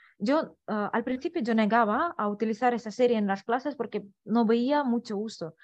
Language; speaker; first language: Spanish; non-native, fluent; Russian